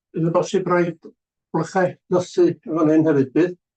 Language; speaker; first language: Welsh; native; Welsh